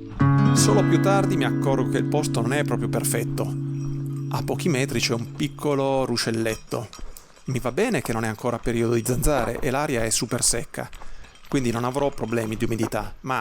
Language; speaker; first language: Italian; native; Italian